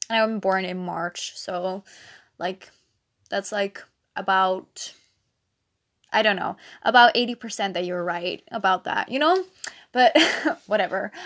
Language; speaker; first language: English; non-native, fluent; Dutch